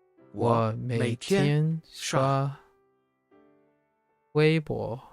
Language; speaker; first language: Chinese; non-native, learner; English